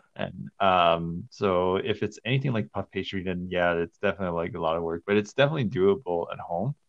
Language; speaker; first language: English; native; English